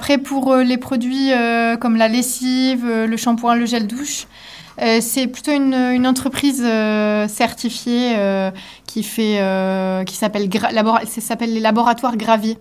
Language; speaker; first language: French; native; French